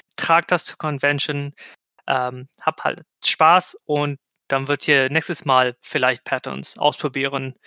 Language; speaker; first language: German; non-native, fluent; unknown